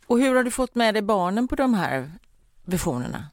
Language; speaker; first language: Swedish; native; Swedish